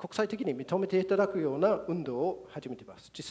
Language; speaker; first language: Japanese; non-native, fluent; English